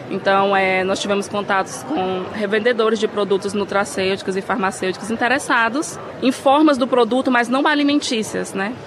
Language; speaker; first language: Portuguese; native; Portuguese